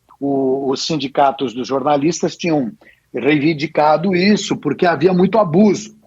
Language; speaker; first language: Portuguese; native; Portuguese